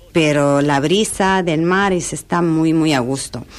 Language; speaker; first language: Spanish; non-native, fluent; Italian